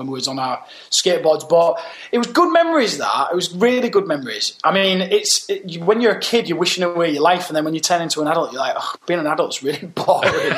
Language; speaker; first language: English; native; English